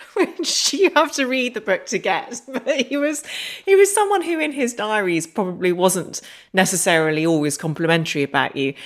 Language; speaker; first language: English; native; English